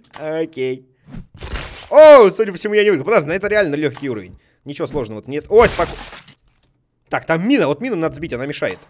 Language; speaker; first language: Russian; native; Russian